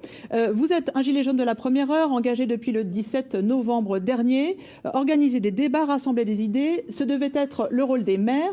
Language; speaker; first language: French; native; French